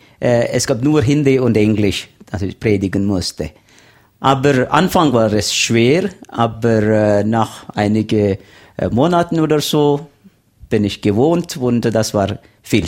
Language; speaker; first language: German; non-native, learner; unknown